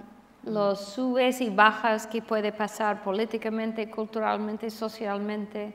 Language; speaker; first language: Spanish; non-native, fluent; English